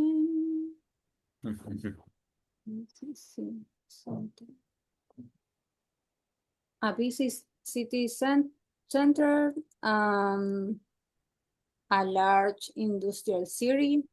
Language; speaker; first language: English; non-native, learner; Spanish